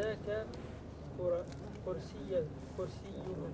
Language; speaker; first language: Arabic; non-native, learner; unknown